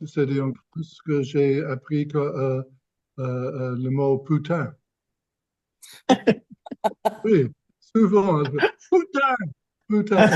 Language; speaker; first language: French; non-native, fluent; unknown